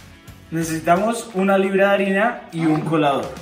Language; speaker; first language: Spanish; native; Spanish